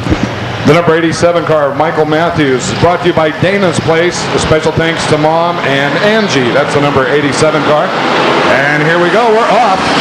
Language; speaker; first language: English; native; English